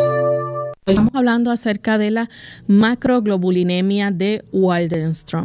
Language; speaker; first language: Spanish; native; Spanish